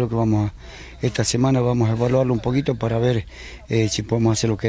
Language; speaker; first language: Spanish; native; Spanish